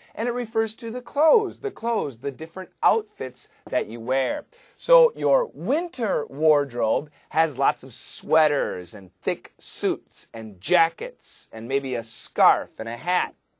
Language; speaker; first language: English; native; English